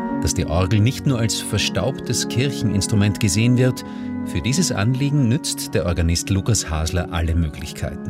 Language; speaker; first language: German; native; German